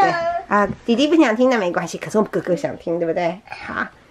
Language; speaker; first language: Chinese; native; Chinese